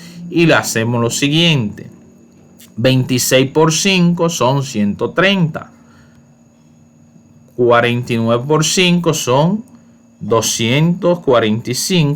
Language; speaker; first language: Spanish; native; Spanish